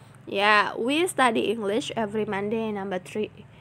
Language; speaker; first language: English; non-native, fluent; Indonesian